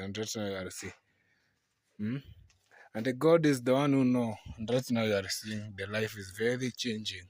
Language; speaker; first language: English; non-native, learner; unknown